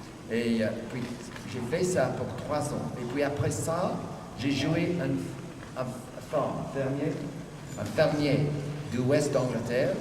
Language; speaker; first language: French; non-native, fluent; English